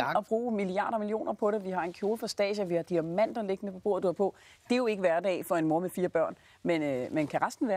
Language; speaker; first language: Danish; native; Danish